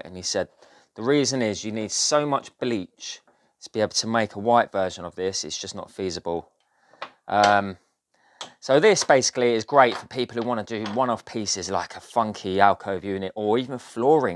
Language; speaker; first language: English; native; English